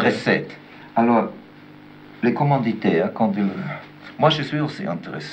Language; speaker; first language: French; non-native, learner; German